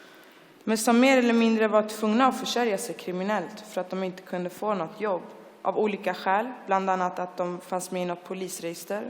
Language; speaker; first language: Swedish; early bilingual, other home language; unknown